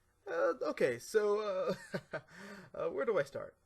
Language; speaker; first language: English; native; English